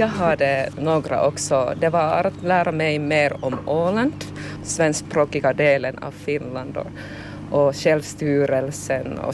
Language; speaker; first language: Swedish; non-native, fluent; Finnish